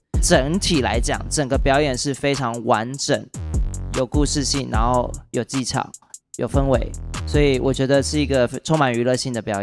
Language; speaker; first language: Chinese; native; Chinese